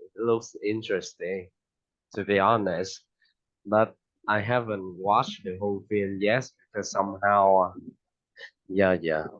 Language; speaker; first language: English; non-native, fluent; Vietnamese